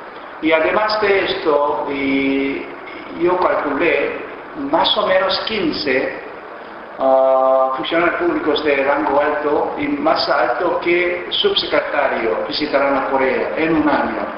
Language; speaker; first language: Spanish; non-native, fluent; Korean